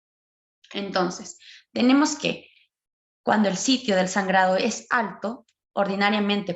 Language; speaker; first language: Spanish; native; Spanish